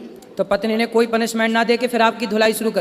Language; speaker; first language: Hindi; native; Hindi